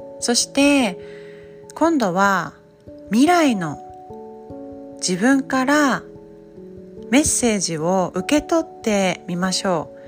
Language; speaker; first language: Japanese; native; Japanese